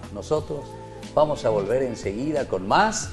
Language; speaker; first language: Spanish; native; Spanish